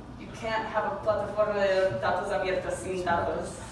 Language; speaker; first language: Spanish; non-native, learner; English